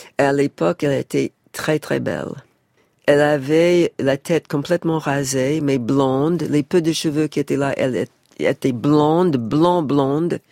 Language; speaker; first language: French; non-native, fluent; English